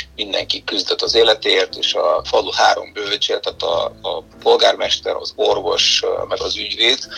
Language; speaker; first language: Hungarian; non-native, fluent; Bulgarian